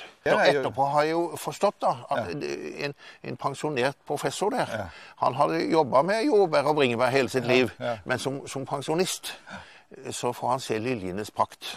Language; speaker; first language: Norwegian; native; Norwegian